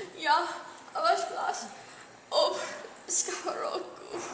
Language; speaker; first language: Russian; non-native, learner; English